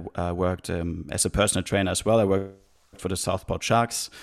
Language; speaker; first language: English; non-native, fluent; German